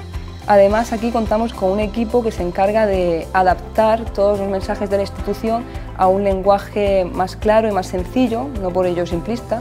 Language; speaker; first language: Spanish; native; Spanish